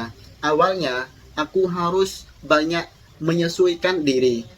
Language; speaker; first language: Indonesian; non-native, fluent; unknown